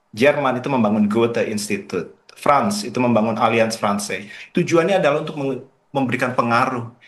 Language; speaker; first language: Indonesian; native; Indonesian